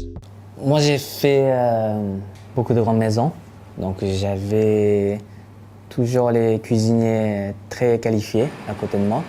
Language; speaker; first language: French; non-native, fluent; Japanese